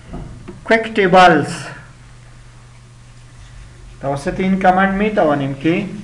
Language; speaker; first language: Persian; non-native, local second language; Pashto